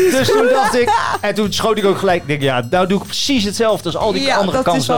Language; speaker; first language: Dutch; native; Dutch